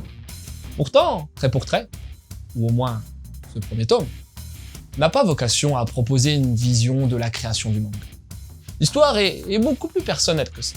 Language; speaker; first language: French; native; French